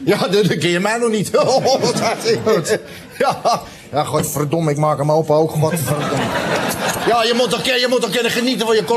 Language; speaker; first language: Dutch; native; Dutch